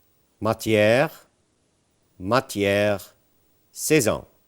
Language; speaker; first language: French; non-native, fluent; Arabic